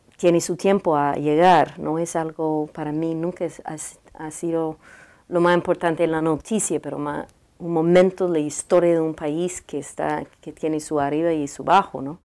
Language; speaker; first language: Spanish; non-native, learner; English